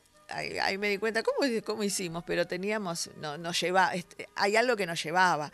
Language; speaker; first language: Spanish; native; Spanish